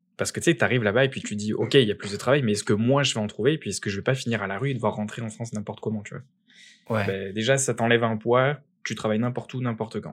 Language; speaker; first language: French; native; French